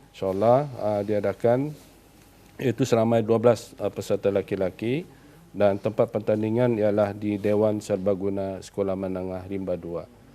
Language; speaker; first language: Malay; native; Malay